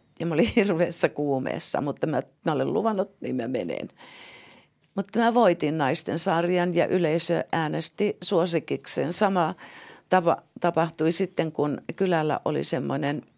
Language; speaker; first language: Finnish; native; Finnish